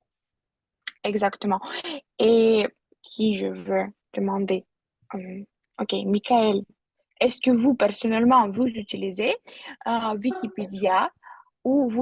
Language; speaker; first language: French; non-native, fluent; Russian